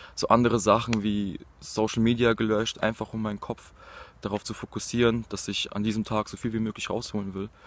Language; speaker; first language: German; native; German